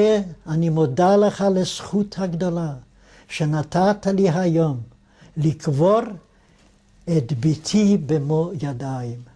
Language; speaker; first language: Hebrew; non-native, fluent; Yiddish